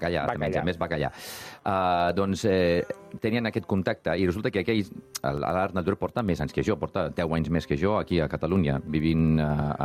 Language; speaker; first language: Catalan; non-native, fluent; Icelandic